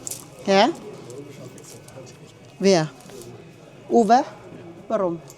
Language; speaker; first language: German; non-native, learner; Filipino